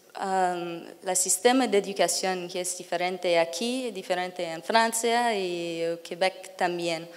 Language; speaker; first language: Spanish; non-native, learner; English